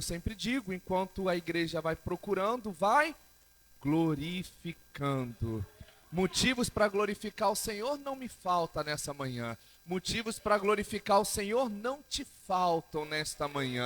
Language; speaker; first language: Portuguese; native; Portuguese